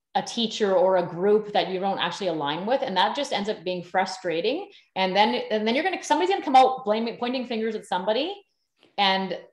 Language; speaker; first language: English; native; English